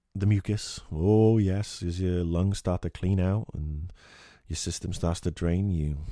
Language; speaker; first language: English; native; English